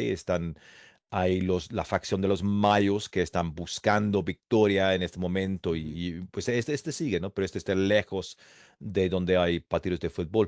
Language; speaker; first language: Spanish; non-native, fluent; English